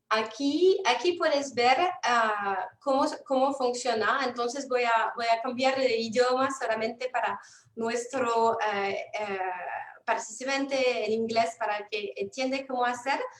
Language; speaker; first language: Spanish; non-native, fluent; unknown